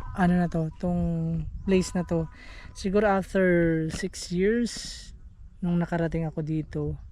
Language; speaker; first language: Filipino; native; Filipino